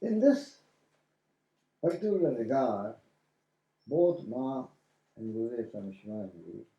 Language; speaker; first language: English; non-native, local second language; Kannada